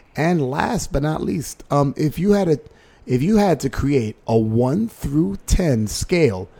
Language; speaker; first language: English; native; English